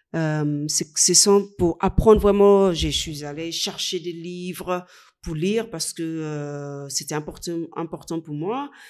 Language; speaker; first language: French; non-native, fluent; English